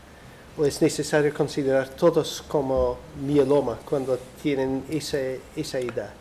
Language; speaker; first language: Spanish; non-native, fluent; Dutch